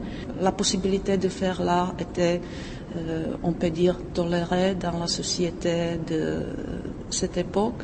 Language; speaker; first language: French; non-native, fluent; Czech